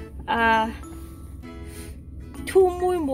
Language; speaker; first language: Korean; non-native, learner; Cantonese